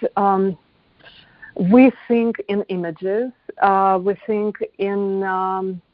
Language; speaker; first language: English; non-native, fluent; Russian